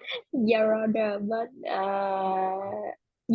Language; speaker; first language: English; non-native, learner; Vietnamese